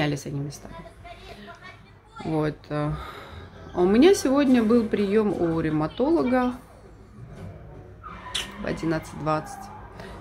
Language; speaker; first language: Russian; native; Russian